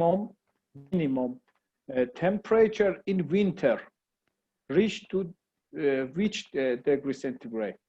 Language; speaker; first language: English; non-native, learner; Persian